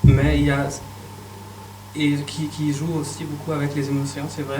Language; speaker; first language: French; non-native, fluent; German